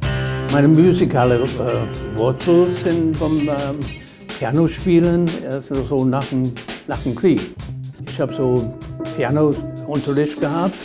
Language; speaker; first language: German; non-native, fluent; English